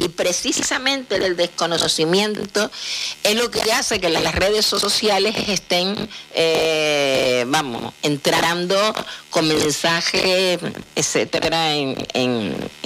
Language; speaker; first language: Spanish; native; Spanish